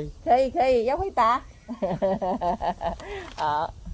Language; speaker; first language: Chinese; non-native, fluent; Indonesian